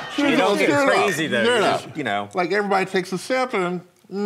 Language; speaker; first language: English; native; English